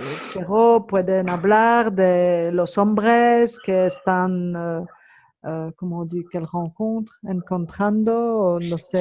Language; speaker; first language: Spanish; non-native, fluent; French